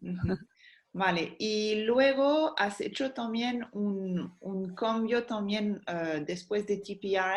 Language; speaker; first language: Spanish; non-native, fluent; French